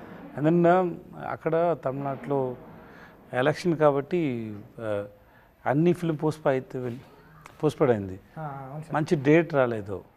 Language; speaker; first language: Telugu; non-native, local second language; Tamil